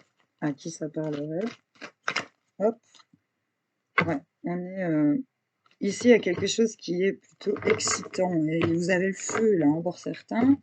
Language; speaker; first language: French; native; French